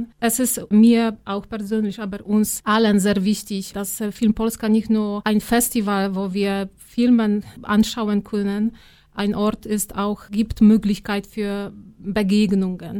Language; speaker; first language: German; non-native, fluent; Polish